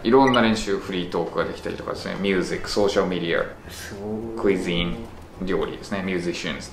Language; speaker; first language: Japanese; native; Japanese